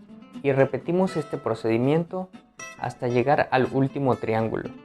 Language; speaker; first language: Spanish; native; Spanish